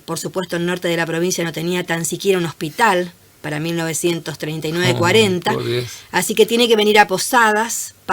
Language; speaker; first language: Spanish; native; Spanish